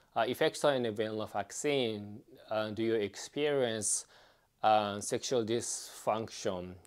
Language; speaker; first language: English; non-native, fluent; Japanese